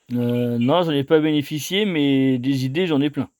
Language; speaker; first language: French; native; French